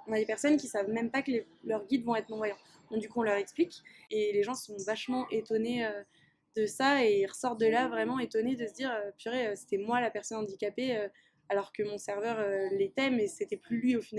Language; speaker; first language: French; native; French